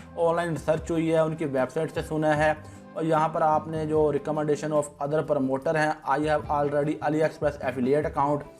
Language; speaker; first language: Urdu; non-native, local second language; Punjabi